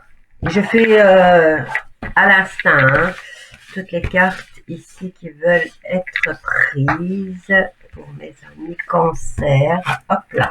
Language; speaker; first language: French; native; French